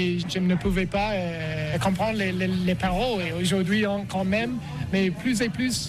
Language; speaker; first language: French; non-native, learner; English